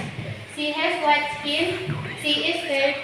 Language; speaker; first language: English; non-native, learner; Indonesian